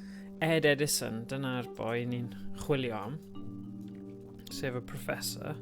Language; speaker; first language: Welsh; native; Welsh